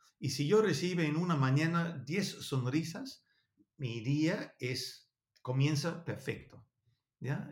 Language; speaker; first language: Spanish; non-native, learner; Danish